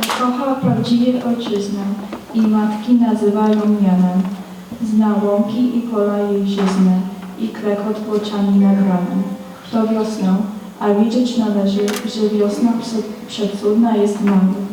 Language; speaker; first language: Polish; early bilingual, heritage; Polish